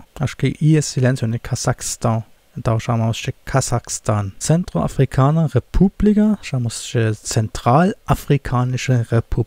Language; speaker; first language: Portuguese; non-native, fluent; German